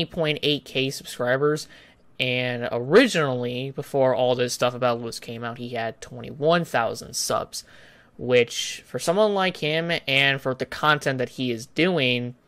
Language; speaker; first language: English; native; English